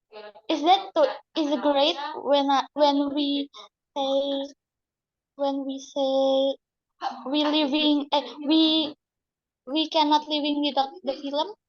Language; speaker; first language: English; non-native, learner; Indonesian